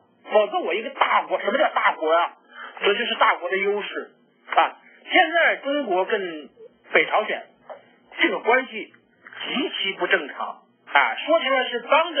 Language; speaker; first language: Chinese; native; Chinese